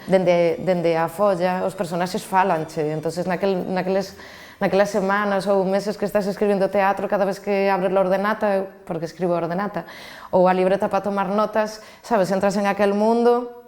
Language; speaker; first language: Galician; native; Galician